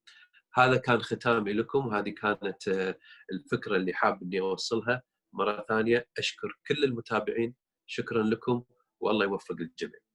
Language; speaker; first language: Arabic; native; Arabic